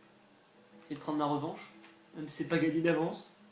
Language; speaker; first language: French; native; French